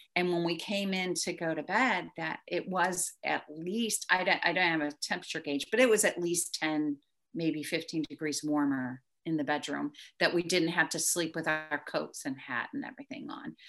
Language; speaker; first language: English; native; English